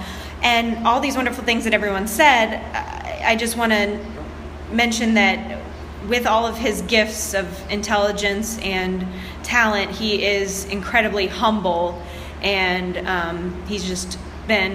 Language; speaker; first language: English; native; English